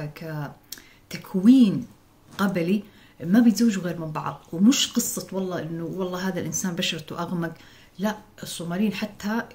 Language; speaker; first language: Arabic; non-native, local second language; Somali